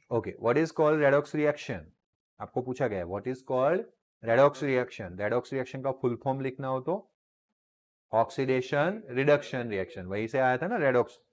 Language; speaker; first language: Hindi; non-native, local second language; Gujarati